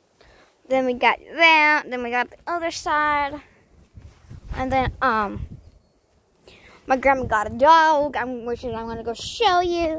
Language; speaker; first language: English; native; English